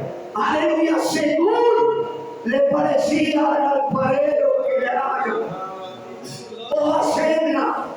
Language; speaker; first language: Spanish; native; Spanish